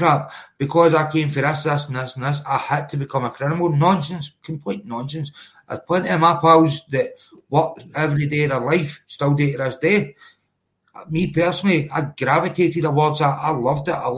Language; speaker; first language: English; native; English